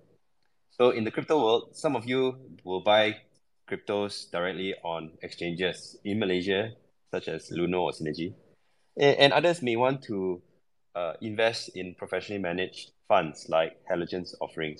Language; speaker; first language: English; non-native, local second language; Chinese